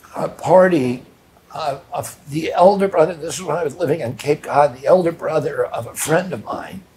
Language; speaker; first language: English; native; English